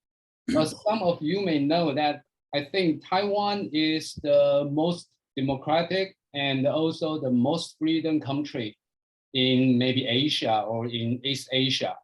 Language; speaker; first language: English; non-native, fluent; Chinese